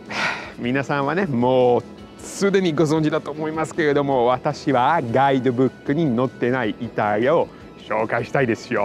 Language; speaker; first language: Japanese; non-native, fluent; Italian